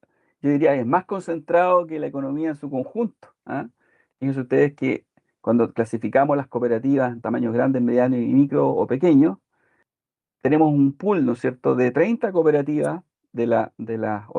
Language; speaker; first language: Spanish; native; Spanish